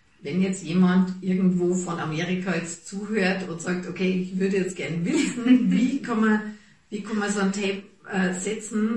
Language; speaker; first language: German; native; German